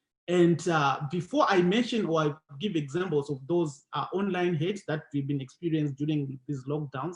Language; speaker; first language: English; non-native, local second language; Shona